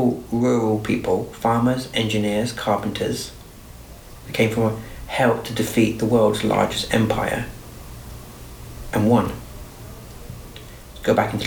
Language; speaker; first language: English; native; English